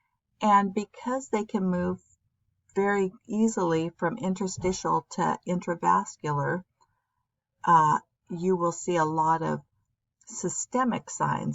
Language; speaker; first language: English; native; English